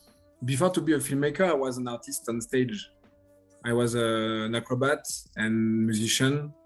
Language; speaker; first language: English; non-native, learner; French